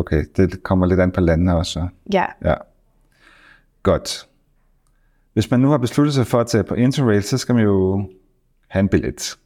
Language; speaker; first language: Danish; native; Danish